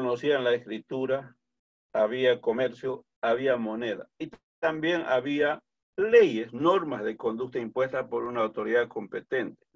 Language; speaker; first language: Spanish; native; Spanish